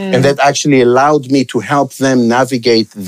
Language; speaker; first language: English; non-native, local second language; Hebrew